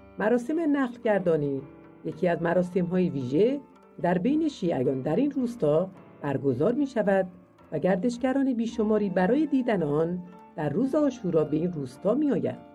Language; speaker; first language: Persian; native; Persian